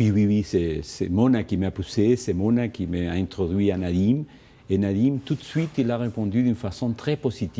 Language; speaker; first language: French; non-native, fluent; Spanish